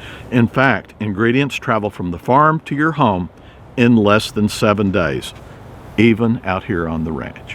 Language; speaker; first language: English; native; English